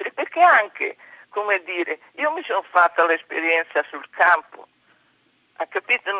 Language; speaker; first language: Italian; native; Italian